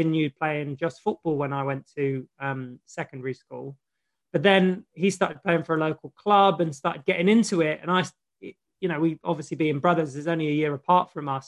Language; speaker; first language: English; native; English